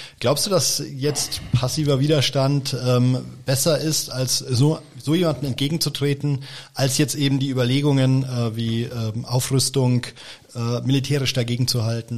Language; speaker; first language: German; native; German